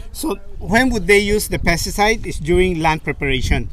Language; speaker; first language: English; non-native, fluent; Chinese